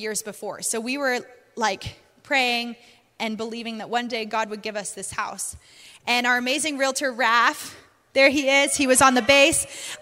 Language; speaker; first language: English; native; English